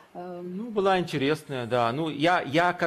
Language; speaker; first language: Russian; early bilingual, heritage; Russian